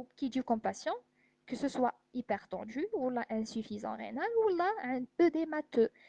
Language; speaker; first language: French; non-native, local second language; Arabic